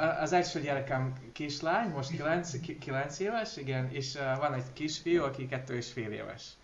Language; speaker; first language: Hungarian; non-native, learner; Russian